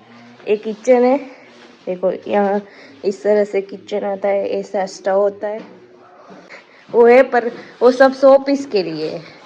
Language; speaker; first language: Hindi; non-native, local second language; Gujarati